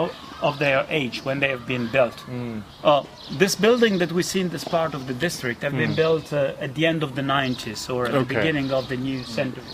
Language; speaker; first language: English; non-native, fluent; German